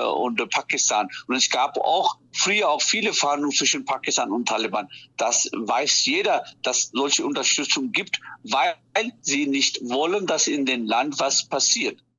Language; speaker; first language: German; non-native, fluent; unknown